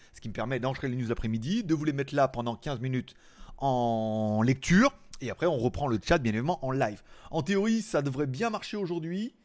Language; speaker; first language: French; native; French